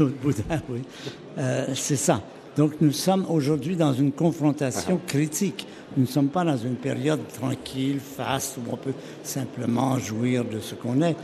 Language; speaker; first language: French; native; French